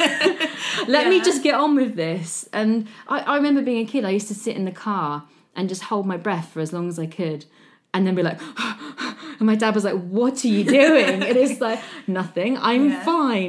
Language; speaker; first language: English; native; English